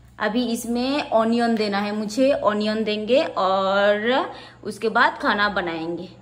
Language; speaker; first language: Hindi; non-native, local second language; Bangla